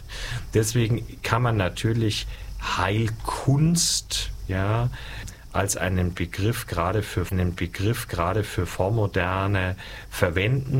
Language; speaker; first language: German; native; German